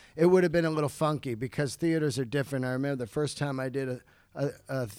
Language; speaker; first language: English; native; English